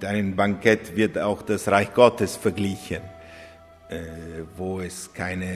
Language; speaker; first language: German; non-native, fluent; Italian